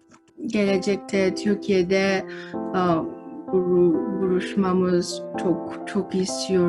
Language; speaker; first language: Turkish; non-native, fluent; Chinese